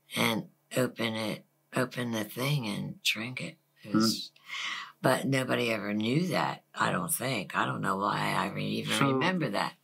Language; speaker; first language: English; native; English